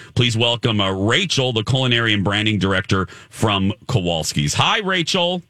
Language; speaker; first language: English; native; English